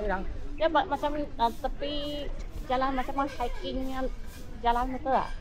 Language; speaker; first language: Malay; non-native, local second language; Chinese